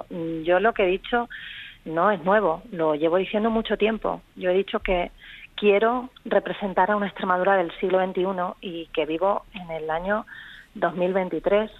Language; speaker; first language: Spanish; native; Spanish